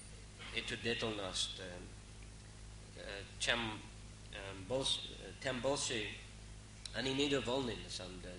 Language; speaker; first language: Russian; non-native, fluent; English